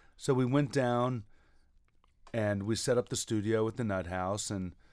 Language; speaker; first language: English; native; English